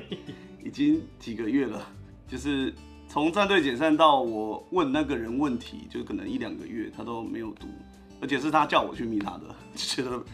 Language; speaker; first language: Chinese; native; Chinese